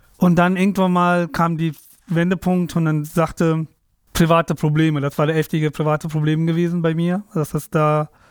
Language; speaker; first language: German; non-native, fluent; Tamil